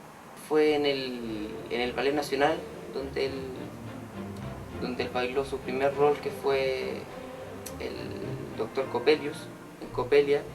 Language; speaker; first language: Spanish; native; Spanish